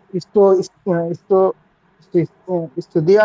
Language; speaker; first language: Italian; non-native, learner; Bangla